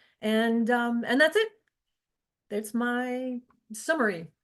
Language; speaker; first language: English; native; English